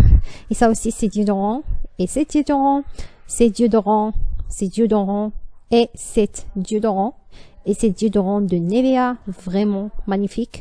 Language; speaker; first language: French; non-native, learner; Arabic